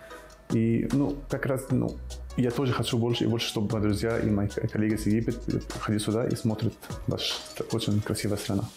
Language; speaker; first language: Russian; non-native, fluent; Arabic